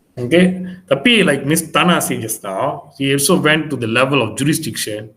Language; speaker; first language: English; non-native, local second language; Malay